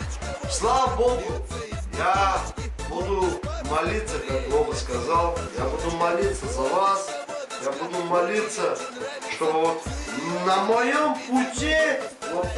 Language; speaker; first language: Russian; non-native, fluent; Armenian